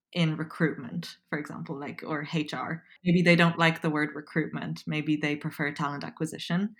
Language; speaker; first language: English; native; English